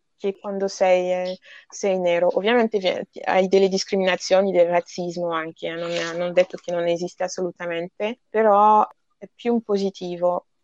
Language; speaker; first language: Italian; non-native, fluent; French